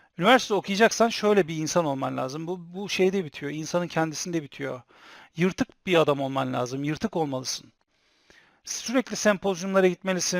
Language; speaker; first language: Turkish; native; Turkish